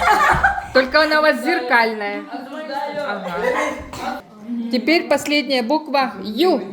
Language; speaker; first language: Russian; native; Russian